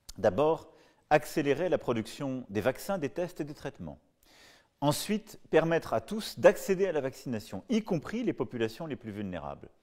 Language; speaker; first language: French; native; French